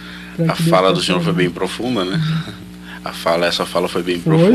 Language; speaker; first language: Portuguese; native; Portuguese